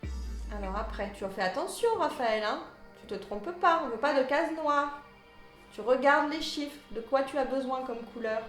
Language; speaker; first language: French; native; French